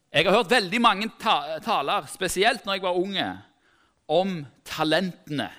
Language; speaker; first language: Norwegian; native; Norwegian